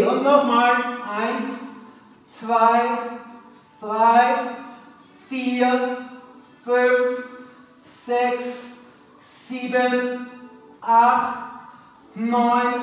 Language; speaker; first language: German; native; German